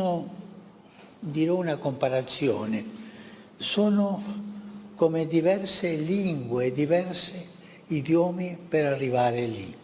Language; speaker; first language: Italian; non-native, fluent; Spanish